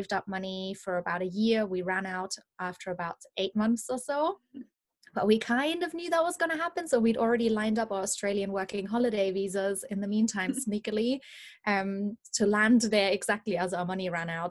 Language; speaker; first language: English; non-native, fluent; German